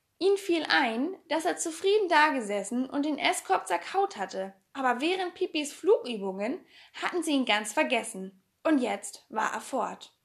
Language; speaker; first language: German; native; German